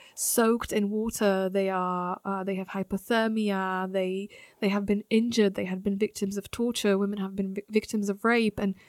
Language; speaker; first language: English; non-native, fluent; Slovak